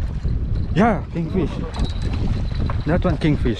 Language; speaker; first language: English; non-native, learner; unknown